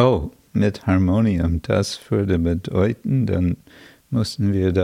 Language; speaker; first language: German; non-native, fluent; English